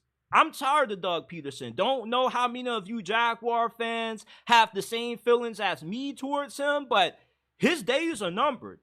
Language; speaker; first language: English; native; English